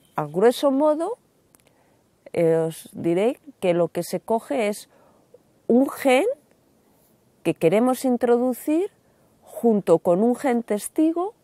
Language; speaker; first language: Spanish; native; Spanish